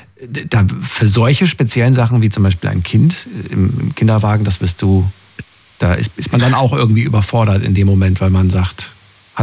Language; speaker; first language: German; native; German